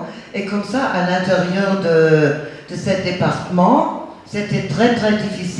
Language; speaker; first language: French; non-native, fluent; German